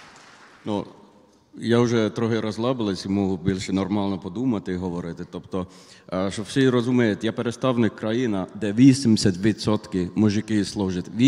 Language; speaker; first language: Ukrainian; non-native, learner; Finnish